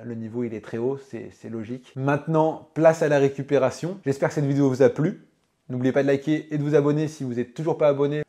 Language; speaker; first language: French; native; French